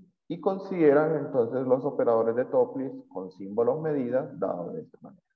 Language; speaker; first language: Spanish; native; Spanish